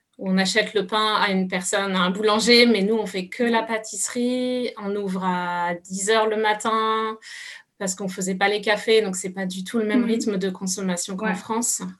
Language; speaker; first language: French; native; French